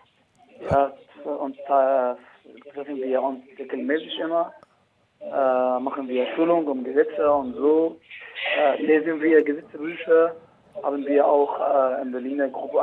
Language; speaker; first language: German; non-native, learner; Arabic